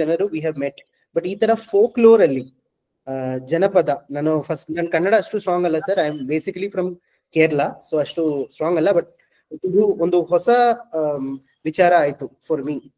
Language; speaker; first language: Kannada; non-native, local second language; Malayalam